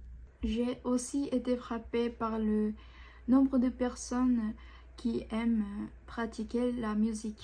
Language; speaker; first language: French; non-native, fluent; Japanese